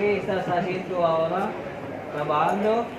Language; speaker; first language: Spanish; non-native, learner; Filipino